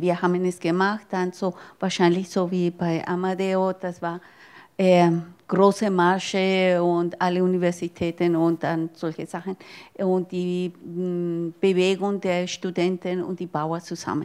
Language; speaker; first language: German; non-native, fluent; Spanish